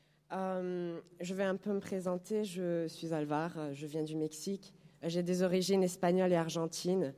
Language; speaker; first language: French; non-native, fluent; Spanish